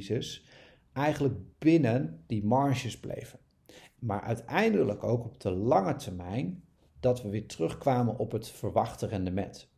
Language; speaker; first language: Dutch; native; Dutch